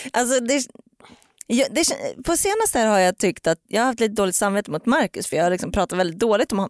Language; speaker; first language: Swedish; native; Swedish